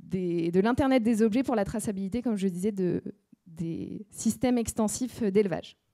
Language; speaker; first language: French; native; French